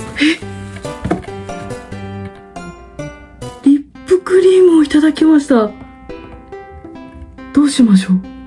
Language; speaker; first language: Japanese; native; Japanese